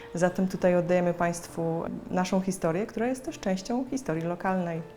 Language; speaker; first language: Polish; native; Polish